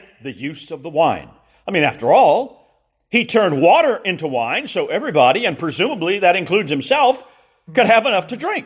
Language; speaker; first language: English; native; English